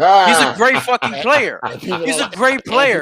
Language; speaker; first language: English; native; English